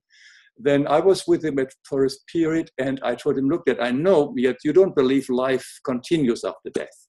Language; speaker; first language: English; non-native, fluent; German